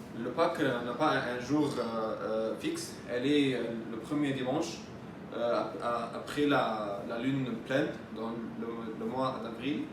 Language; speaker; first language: French; non-native, learner; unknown